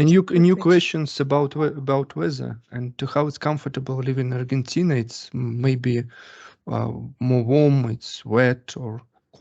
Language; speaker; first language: English; non-native, learner; Russian